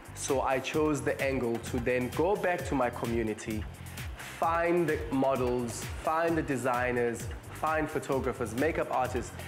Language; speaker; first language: English; non-native, local second language; Zulu